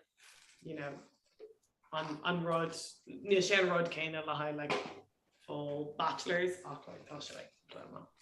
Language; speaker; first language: Irish; non-native, local second language; English